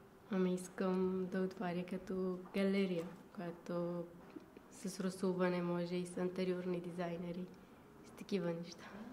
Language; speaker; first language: Bulgarian; non-native, fluent; Kurdish